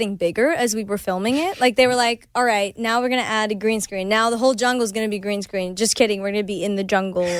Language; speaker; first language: English; early bilingual, other home language; Spanish